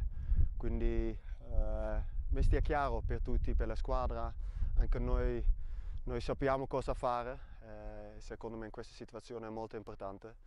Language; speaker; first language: Italian; non-native, fluent; Dutch